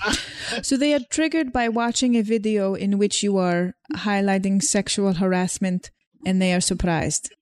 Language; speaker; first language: English; non-native, fluent; Slovenian